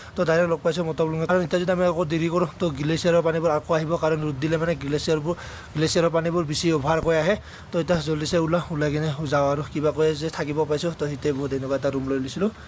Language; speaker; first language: Assamese; non-native, local second language; Bodo